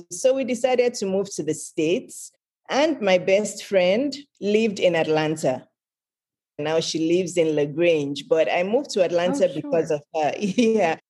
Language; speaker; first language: English; non-native, local second language; Yoruba